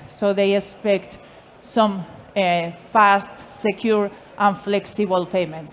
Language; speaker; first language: English; non-native, fluent; Spanish